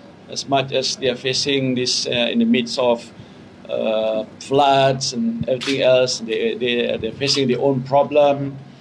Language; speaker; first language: English; non-native, local second language; Malay